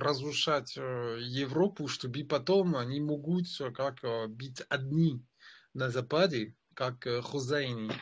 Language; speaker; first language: Russian; non-native, fluent; French